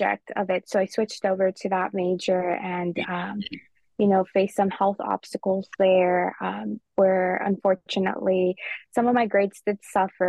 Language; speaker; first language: English; early bilingual, other home language; Spanish